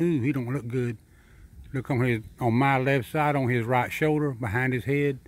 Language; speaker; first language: English; native; English